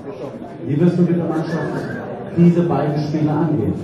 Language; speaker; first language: German; native; German